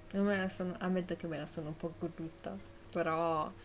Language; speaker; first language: Italian; native; Italian